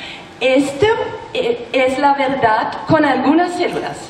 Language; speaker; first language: Spanish; non-native, learner; German